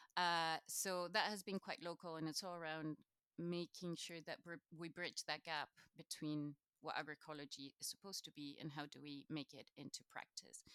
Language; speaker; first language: English; non-native, fluent; Spanish